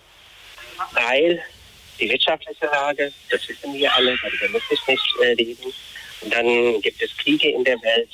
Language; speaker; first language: German; non-native, fluent; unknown